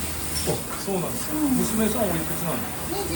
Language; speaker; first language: Japanese; native; Japanese